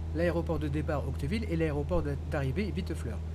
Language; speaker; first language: French; native; French